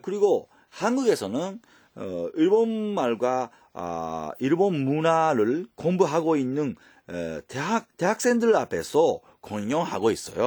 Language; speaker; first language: Korean; non-native, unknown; Japanese